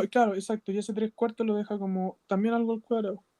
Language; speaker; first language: Spanish; native; Spanish